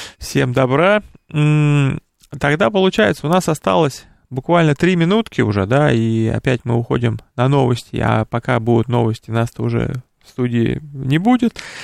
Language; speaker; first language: Russian; native; Russian